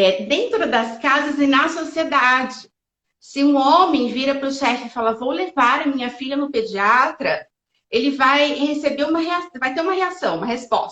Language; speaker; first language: Portuguese; native; Portuguese